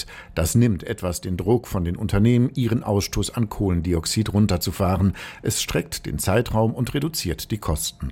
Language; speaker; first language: German; native; German